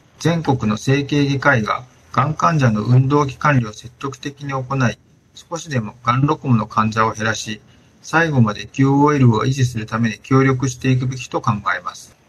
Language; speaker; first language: Japanese; native; Japanese